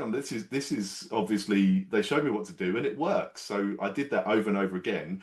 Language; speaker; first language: English; native; English